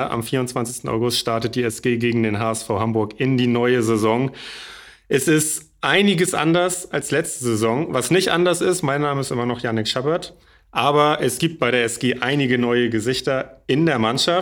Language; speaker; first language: German; native; German